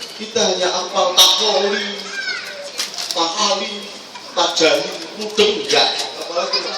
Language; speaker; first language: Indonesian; non-native, local second language; Javanese